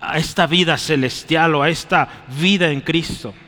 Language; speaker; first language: Spanish; native; Spanish